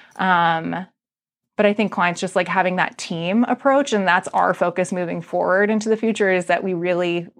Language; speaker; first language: English; native; English